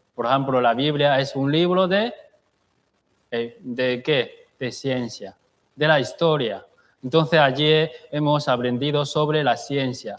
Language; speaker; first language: Spanish; non-native, fluent; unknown